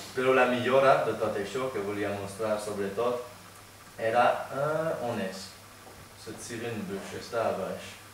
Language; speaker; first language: Catalan; non-native, fluent; French